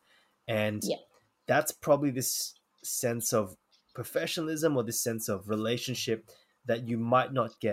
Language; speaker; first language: English; native; English